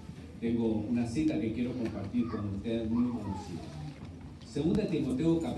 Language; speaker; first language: Spanish; native; Spanish